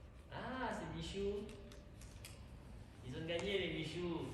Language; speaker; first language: French; native; French